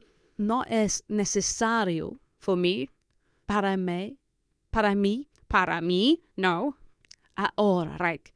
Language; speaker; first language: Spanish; non-native, fluent; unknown